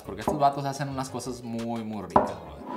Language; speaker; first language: Spanish; native; Spanish